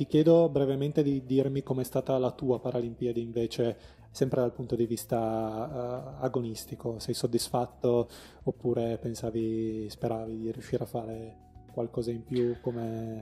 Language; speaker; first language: Italian; native; Italian